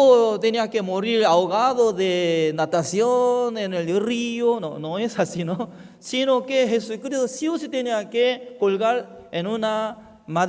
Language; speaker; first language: Spanish; non-native, fluent; Korean